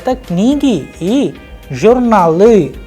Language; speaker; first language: Russian; non-native, fluent; Hindi